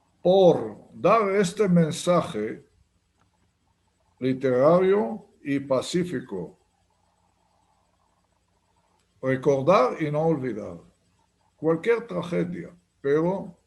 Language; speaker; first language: Spanish; non-native, fluent; Hebrew